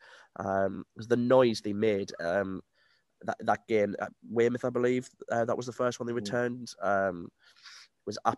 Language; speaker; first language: English; native; English